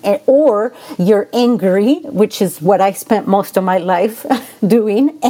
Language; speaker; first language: English; non-native, fluent; Spanish